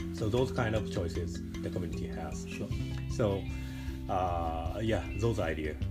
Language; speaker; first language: English; non-native, fluent; Japanese